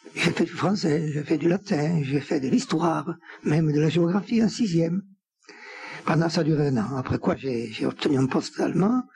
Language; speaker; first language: French; native; French